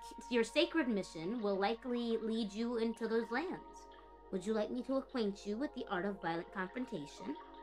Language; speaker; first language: English; native; English